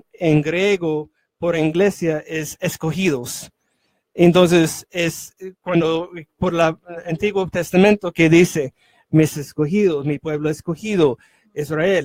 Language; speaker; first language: Spanish; non-native, fluent; English